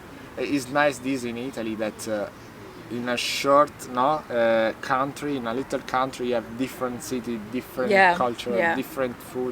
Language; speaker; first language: English; non-native, learner; Italian